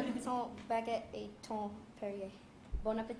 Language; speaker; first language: French; non-native, learner; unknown